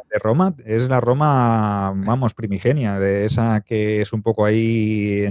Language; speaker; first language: Spanish; native; Spanish